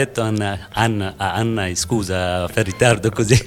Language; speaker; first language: Italian; non-native, learner; Bangla